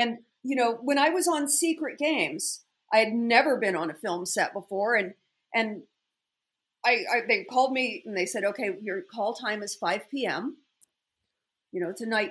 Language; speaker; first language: English; native; English